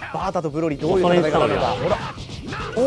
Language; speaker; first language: Japanese; native; Japanese